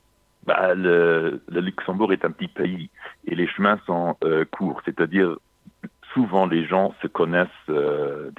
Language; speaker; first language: French; non-native, local second language; Luxembourgish